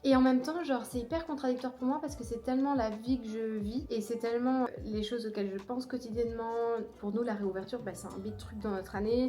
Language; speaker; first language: French; native; French